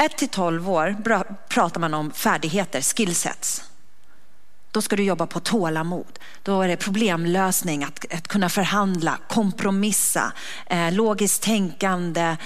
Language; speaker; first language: Swedish; early bilingual, other home language; Persian